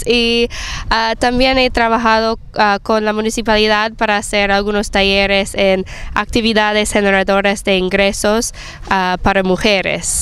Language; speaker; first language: Spanish; non-native, fluent; English